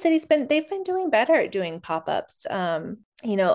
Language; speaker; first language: English; native; English